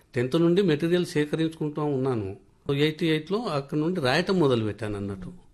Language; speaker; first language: Telugu; non-native, local second language; Lambadi